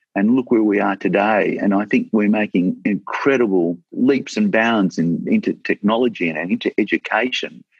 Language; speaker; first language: English; native; English